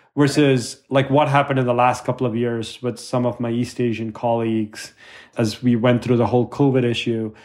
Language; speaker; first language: English; non-native, local second language; Tamil